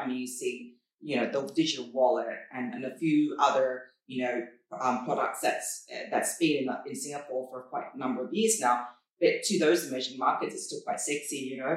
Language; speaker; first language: English; native; English